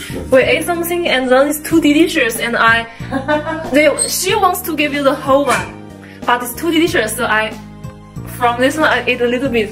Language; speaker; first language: English; non-native, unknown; Chinese